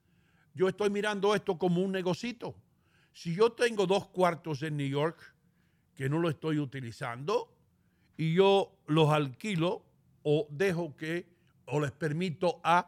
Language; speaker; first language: Spanish; native; Spanish